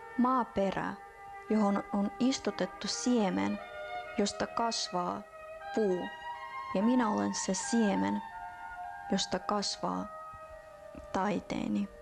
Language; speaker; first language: Finnish; non-native, fluent; Russian